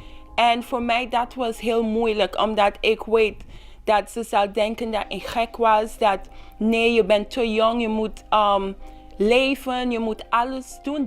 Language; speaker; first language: Dutch; non-native, local second language; Papiamento